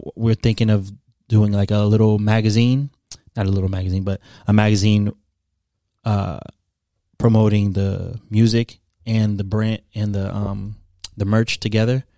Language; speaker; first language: English; early bilingual, other home language; Haitian Creole